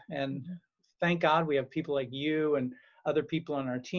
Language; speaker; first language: English; native; English